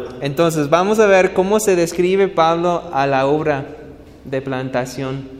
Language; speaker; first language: Spanish; non-native, learner; English